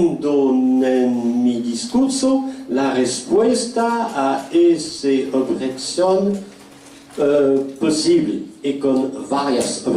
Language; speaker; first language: Spanish; non-native, fluent; French